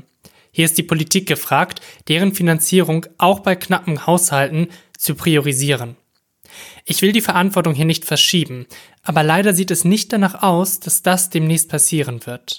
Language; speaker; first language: German; native; German